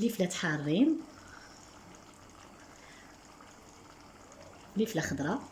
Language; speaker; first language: Arabic; native; Arabic